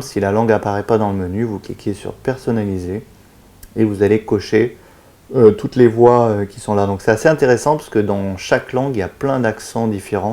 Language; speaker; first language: French; native; French